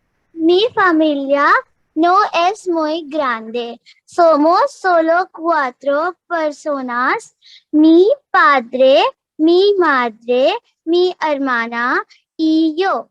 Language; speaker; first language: Spanish; non-native, learner; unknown